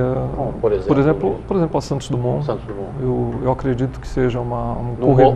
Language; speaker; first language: Portuguese; native; Portuguese